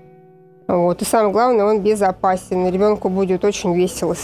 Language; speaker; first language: Russian; native; Russian